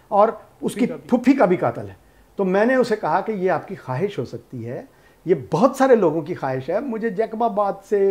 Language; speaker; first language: Urdu; non-native, local second language; Punjabi